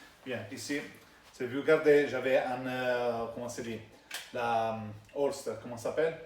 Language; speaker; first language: French; non-native, learner; Italian